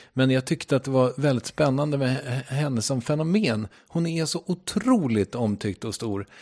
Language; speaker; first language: Swedish; native; Swedish